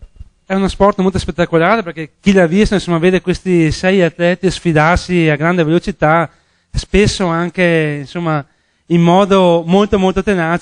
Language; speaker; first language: Italian; native; Italian